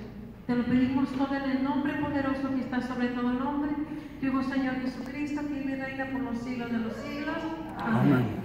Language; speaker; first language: Spanish; native; Spanish